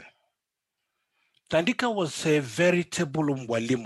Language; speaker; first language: English; non-native, local second language; Yoruba